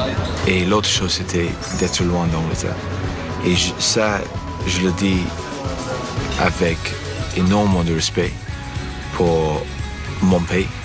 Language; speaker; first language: French; non-native, fluent; English